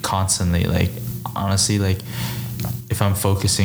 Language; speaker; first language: English; early bilingual, other home language; Chinese